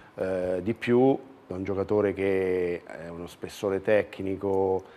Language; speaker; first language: Italian; native; Italian